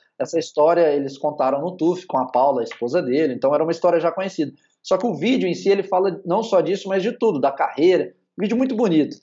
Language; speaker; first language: Portuguese; native; Portuguese